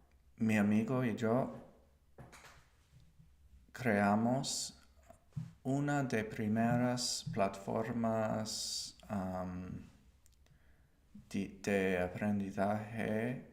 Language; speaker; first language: Spanish; non-native, learner; English